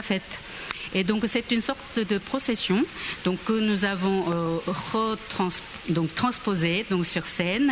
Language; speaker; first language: French; non-native, fluent; Korean